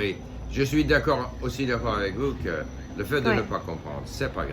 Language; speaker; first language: French; non-native, fluent; English